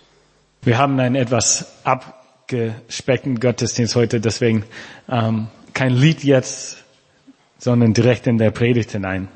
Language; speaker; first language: German; non-native, fluent; English